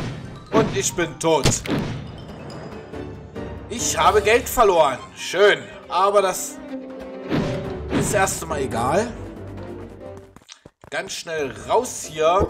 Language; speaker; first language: German; native; German